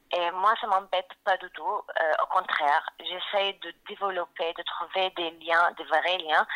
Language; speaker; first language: French; non-native, fluent; Arabic